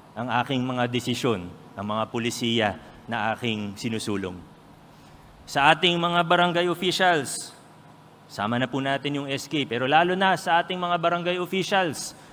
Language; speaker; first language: Filipino; native; Filipino